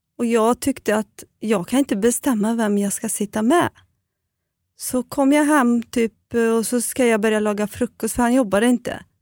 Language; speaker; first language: Swedish; non-native, fluent; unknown